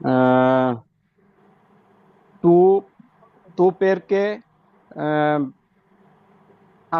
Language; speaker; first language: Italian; non-native, learner; Bangla